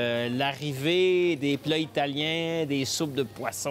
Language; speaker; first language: French; native; French